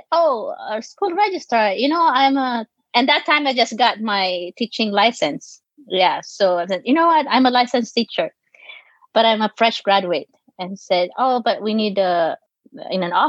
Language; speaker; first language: English; non-native, local second language; Filipino